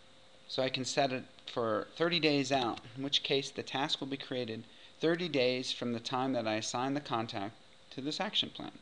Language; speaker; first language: English; native; English